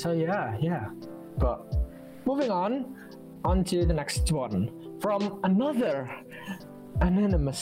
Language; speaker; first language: English; non-native, fluent; Indonesian